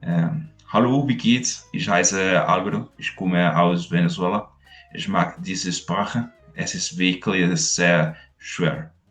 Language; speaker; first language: German; non-native, learner; Spanish